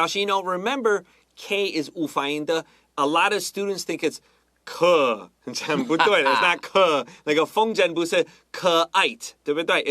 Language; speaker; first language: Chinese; non-native, fluent; English